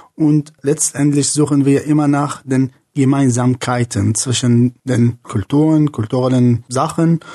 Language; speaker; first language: German; non-native, fluent; Arabic